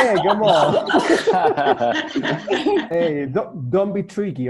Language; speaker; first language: English; non-native, learner; Spanish